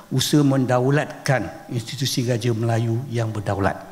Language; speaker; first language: Malay; native; Malay